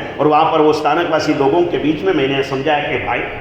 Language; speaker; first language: Hindi; non-native, local second language; Gujarati